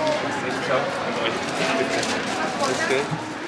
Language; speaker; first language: German; early bilingual, other home language; Turkish